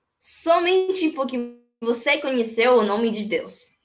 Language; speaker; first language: Portuguese; non-native, learner; Spanish